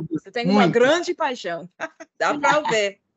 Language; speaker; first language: Portuguese; non-native, fluent; English